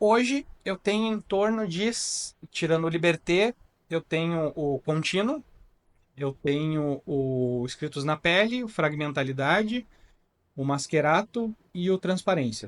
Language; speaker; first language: Portuguese; native; Portuguese